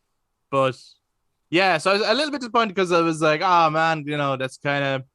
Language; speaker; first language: English; native; English